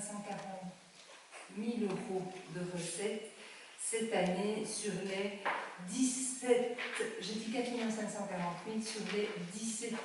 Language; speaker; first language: French; native; French